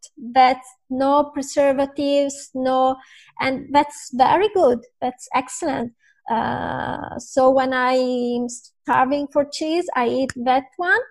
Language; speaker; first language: English; non-native, fluent; Italian